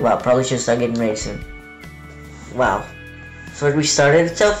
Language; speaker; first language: English; native; English